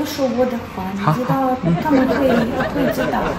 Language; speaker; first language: Chinese; non-native, learner; Ukrainian